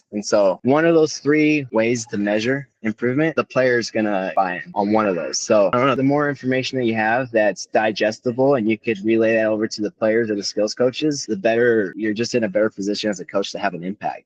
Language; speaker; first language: English; native; English